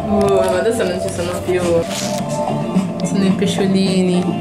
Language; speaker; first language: Italian; early bilingual, other home language; Filipino